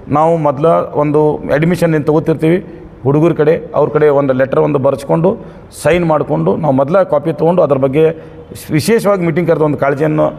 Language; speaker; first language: Kannada; non-native, local second language; Urdu